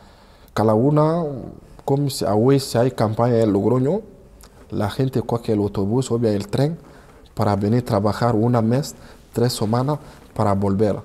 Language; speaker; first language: Spanish; non-native, learner; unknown